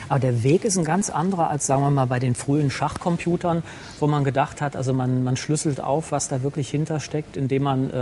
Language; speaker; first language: German; native; German